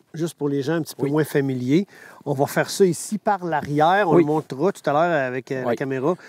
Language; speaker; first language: French; native; French